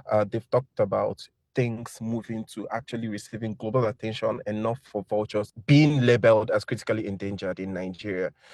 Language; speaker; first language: English; non-native, local second language; Igbo